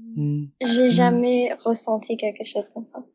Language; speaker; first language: French; non-native, learner; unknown